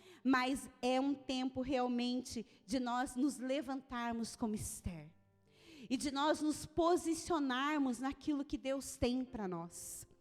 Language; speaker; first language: Portuguese; native; Portuguese